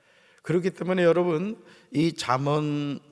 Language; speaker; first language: Korean; native; Korean